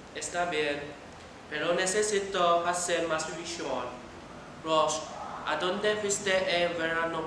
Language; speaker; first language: Spanish; non-native, learner; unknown